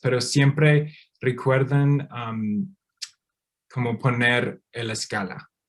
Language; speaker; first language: Spanish; non-native, fluent; English